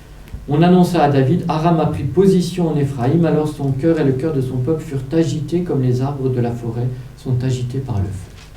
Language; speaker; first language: French; native; French